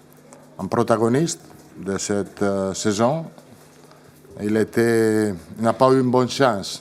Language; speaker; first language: French; non-native, fluent; Italian